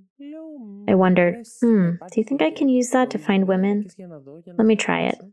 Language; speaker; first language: English; non-native, fluent; Greek